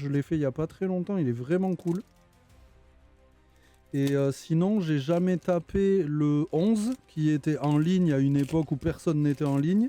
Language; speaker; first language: French; native; French